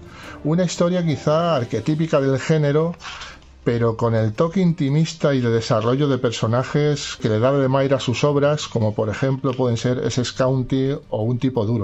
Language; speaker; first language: Spanish; native; Spanish